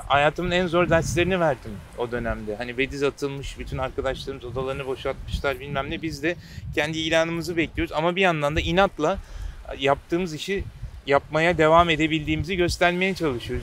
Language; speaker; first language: Turkish; native; Turkish